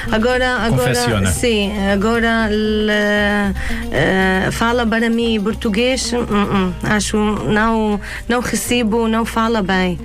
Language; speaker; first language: Portuguese; non-native, learner; Arabic